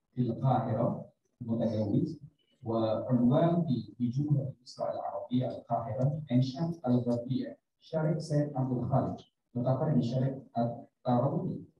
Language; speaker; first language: Arabic; non-native, fluent; Indonesian